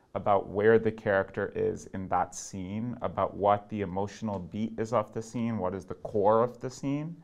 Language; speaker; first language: English; non-native, local second language; Urdu